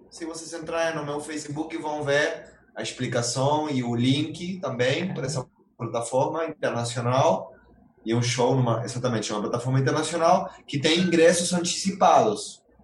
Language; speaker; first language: Portuguese; non-native, fluent; Spanish